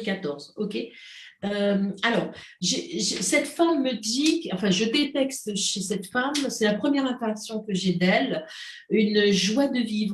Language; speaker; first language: French; native; French